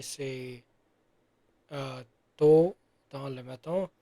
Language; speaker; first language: French; non-native, learner; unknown